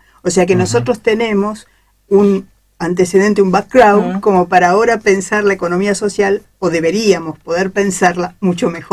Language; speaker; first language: Spanish; native; Spanish